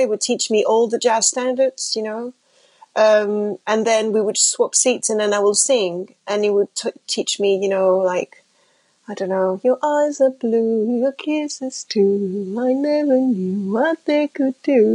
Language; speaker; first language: English; non-native, fluent; French